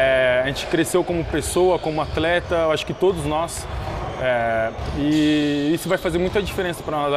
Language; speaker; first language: Portuguese; native; Portuguese